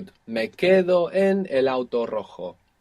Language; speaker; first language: Spanish; non-native, fluent; English